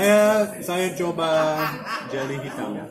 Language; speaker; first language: Indonesian; non-native, learner; English